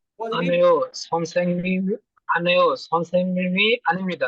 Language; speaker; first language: Korean; non-native, learner; Bangla